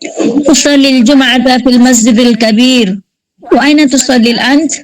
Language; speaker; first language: Arabic; non-native, learner; Bangla